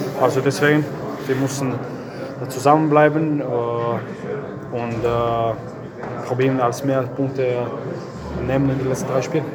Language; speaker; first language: German; non-native, fluent; Croatian